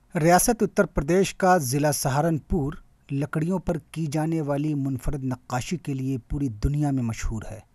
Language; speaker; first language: Urdu; native; Urdu